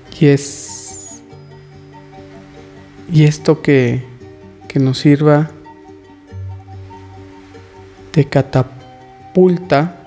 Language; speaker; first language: Spanish; native; Spanish